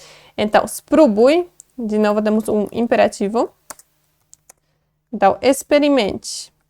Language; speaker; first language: Portuguese; non-native, fluent; Polish